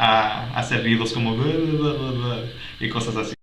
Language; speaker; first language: Spanish; early bilingual, heritage; Spanish